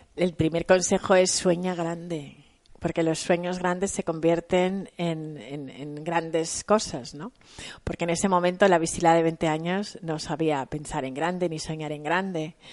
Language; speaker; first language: Spanish; native; Spanish